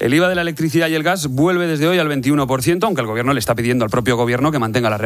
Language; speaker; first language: Spanish; native; Spanish